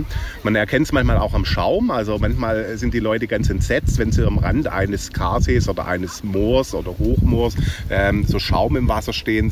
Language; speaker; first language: German; native; German